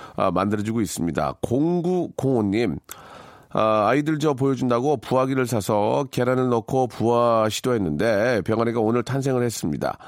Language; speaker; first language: Korean; native; Korean